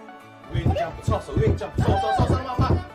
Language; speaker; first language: Japanese; native; Japanese